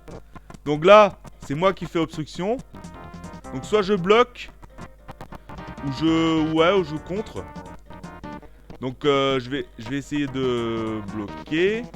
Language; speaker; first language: French; native; French